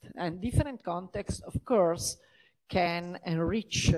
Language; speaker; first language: English; non-native, fluent; Italian